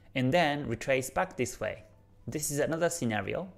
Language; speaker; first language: English; non-native, fluent; Japanese